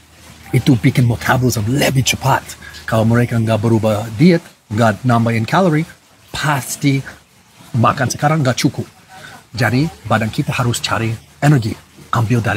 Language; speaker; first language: Indonesian; non-native, fluent; English